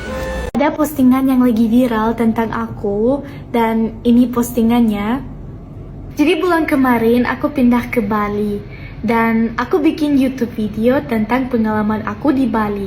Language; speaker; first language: Indonesian; non-native, fluent; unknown